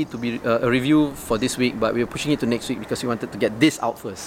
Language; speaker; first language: English; non-native, local second language; Malay